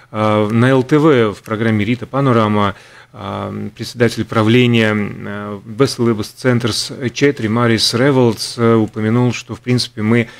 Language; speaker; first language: Russian; native; Russian